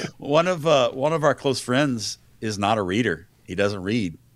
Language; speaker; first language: English; native; English